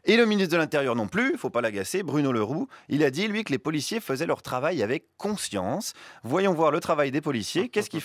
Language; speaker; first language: French; native; French